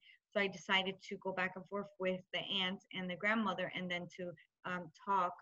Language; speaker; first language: English; native; English